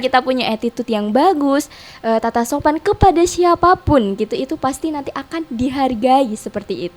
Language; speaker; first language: Indonesian; native; Indonesian